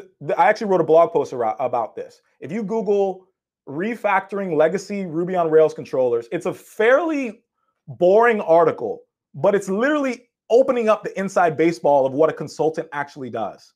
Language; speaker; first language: English; native; English